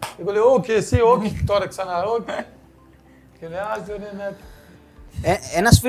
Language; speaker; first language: Greek; non-native, fluent; Portuguese